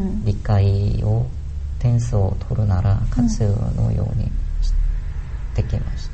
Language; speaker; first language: Japanese; non-native, learner; Korean